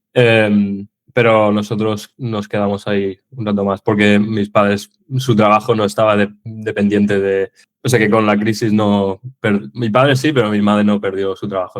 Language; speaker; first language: Spanish; early bilingual, other home language; English